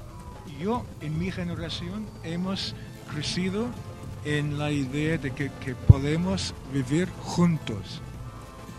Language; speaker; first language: Spanish; non-native, fluent; Welsh